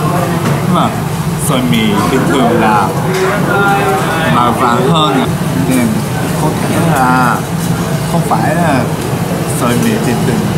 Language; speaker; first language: Vietnamese; non-native, learner; Japanese